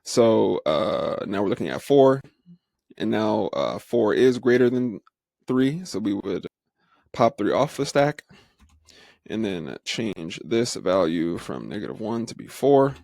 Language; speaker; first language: English; native; English